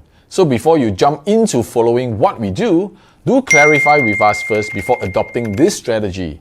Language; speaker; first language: English; native; English